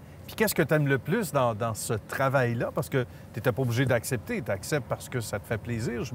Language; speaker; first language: French; native; French